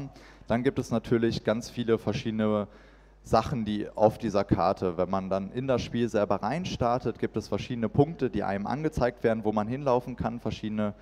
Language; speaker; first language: German; native; German